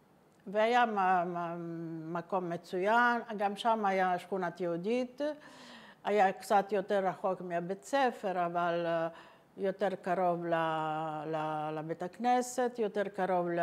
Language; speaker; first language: Hebrew; non-native, fluent; Italian